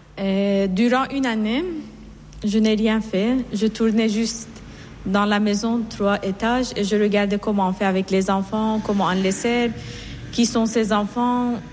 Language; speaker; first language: French; non-native, fluent; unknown